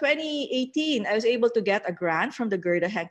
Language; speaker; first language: English; non-native, local second language; Filipino